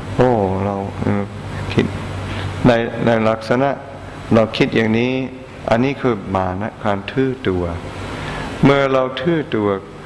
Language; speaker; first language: Thai; non-native, fluent; English